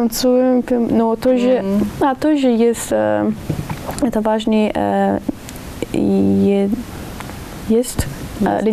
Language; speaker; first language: Russian; non-native, learner; Italian